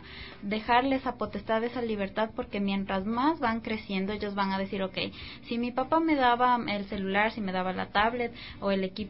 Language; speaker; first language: Spanish; native; Spanish